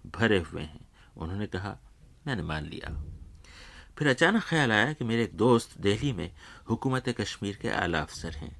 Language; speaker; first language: Urdu; native; Urdu